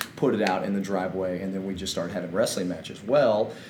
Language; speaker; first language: English; native; English